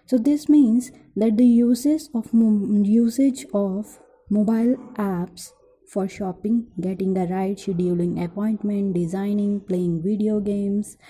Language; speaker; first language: English; non-native, local second language; Punjabi